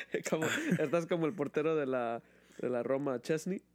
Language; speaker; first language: Spanish; early bilingual, heritage; Spanish